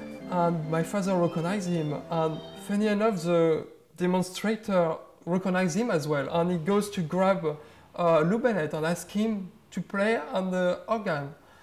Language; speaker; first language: English; non-native, fluent; French